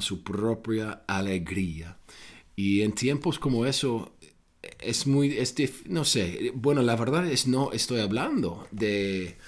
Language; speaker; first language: Spanish; non-native, fluent; English